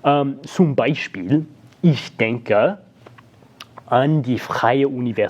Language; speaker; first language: German; non-native, fluent; English